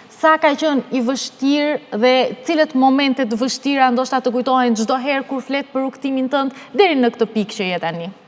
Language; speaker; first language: Albanian; native; Albanian